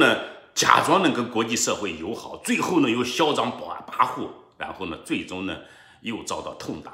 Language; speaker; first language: Chinese; native; Chinese